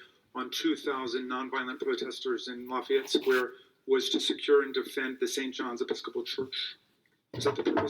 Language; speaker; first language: English; native; English